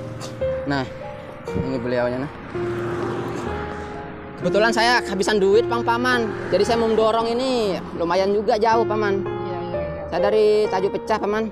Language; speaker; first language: Indonesian; non-native, local second language; Sasak